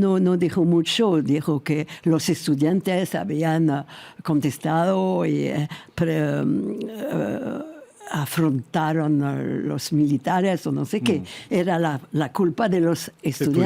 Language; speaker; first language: Spanish; non-native, fluent; French